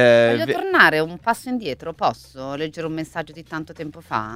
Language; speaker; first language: Italian; native; Italian